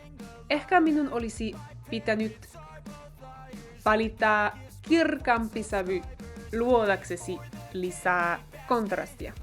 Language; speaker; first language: Finnish; non-native, fluent; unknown